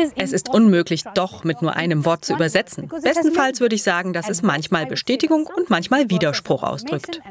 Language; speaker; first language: German; non-native, fluent; Bangla